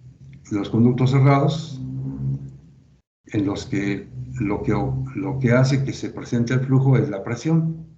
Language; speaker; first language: Spanish; native; Spanish